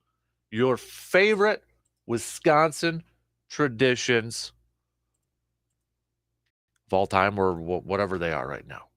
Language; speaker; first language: English; native; English